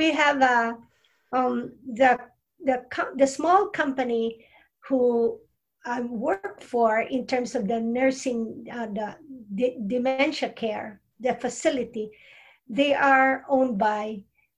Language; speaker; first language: English; non-native, local second language; Bikol